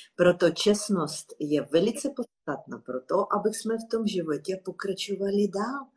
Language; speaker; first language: Czech; non-native, fluent; Russian